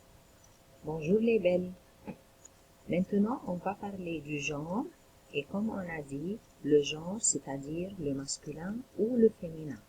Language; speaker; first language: French; non-native, local second language; Arabic